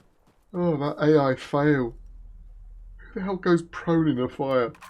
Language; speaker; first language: English; native; English